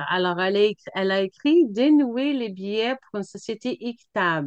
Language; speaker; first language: French; native; French